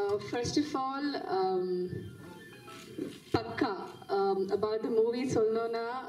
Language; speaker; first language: Tamil; non-native, fluent; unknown